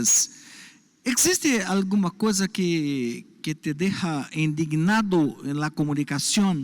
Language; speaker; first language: Spanish; non-native, learner; Portuguese